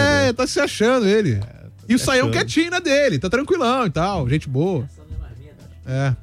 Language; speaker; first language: Portuguese; native; Portuguese